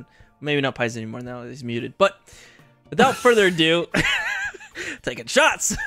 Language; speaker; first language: English; native; English